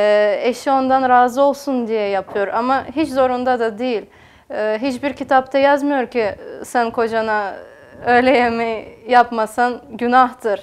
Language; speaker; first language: Turkish; non-native, fluent; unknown